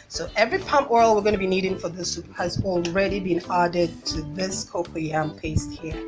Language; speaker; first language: English; non-native, local second language; Igbo